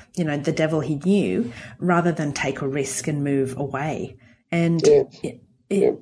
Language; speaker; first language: English; native; English